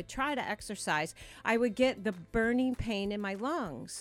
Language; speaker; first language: English; native; English